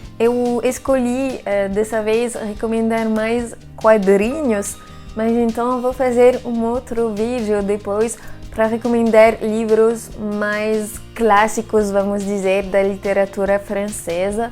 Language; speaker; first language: Portuguese; non-native, fluent; French